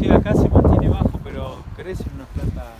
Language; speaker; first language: Spanish; native; Spanish